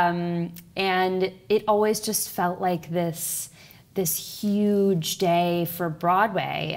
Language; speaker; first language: English; native; English